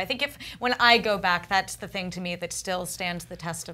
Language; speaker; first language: English; native; English